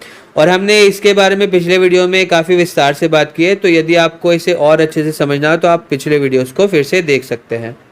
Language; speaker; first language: Hindi; native; Hindi